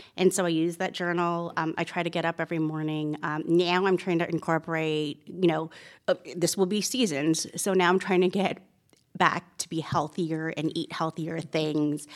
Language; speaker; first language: English; native; English